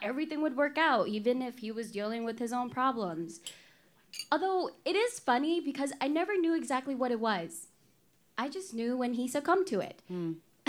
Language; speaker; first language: English; non-native, fluent; Spanish